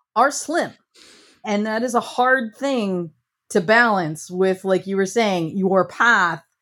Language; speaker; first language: English; native; English